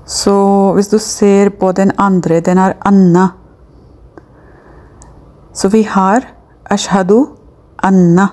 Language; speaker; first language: Norwegian; non-native, fluent; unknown